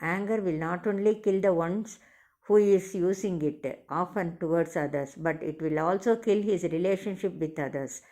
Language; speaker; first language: English; non-native, local second language; Tamil